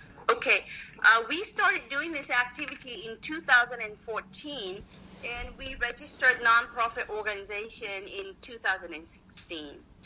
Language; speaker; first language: English; non-native, fluent; Japanese